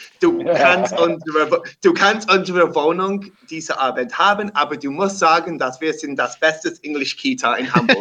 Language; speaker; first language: German; non-native, learner; English